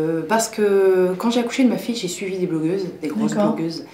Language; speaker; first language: French; native; French